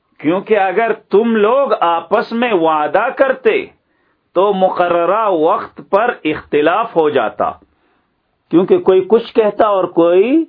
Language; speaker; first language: Urdu; native; Urdu